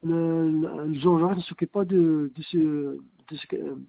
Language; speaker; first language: French; non-native, fluent; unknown